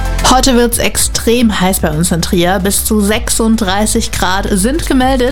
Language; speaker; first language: German; native; German